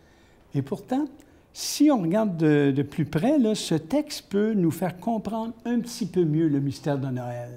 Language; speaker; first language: French; native; French